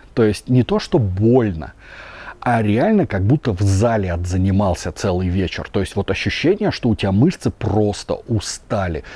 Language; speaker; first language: Russian; native; Russian